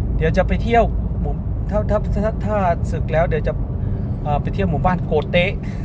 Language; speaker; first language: Thai; native; Thai